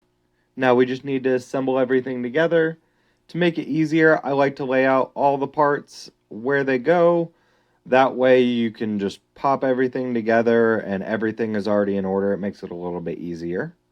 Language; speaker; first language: English; native; English